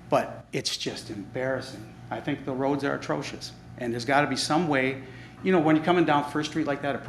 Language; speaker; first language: English; native; English